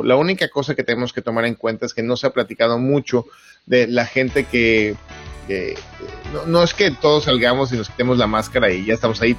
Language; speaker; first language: Spanish; native; Spanish